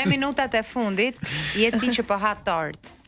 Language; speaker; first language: Albanian; native; Albanian